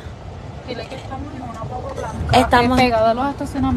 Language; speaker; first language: Spanish; native; Spanish